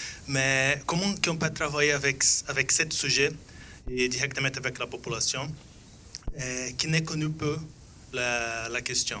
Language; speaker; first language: French; non-native, fluent; Portuguese